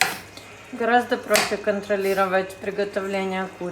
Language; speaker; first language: Russian; native; Russian